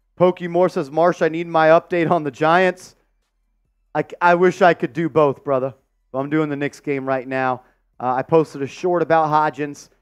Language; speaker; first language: English; native; English